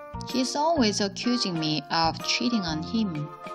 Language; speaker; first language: English; non-native, fluent; Korean